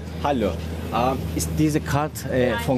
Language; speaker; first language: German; non-native, learner; Kurdish